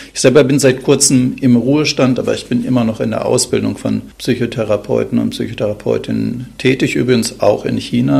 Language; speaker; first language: German; native; German